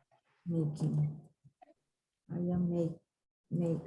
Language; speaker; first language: English; non-native, learner; Spanish